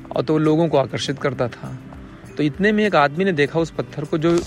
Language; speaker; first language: Hindi; native; Hindi